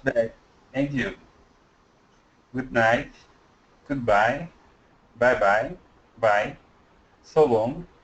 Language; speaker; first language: English; non-native, learner; Portuguese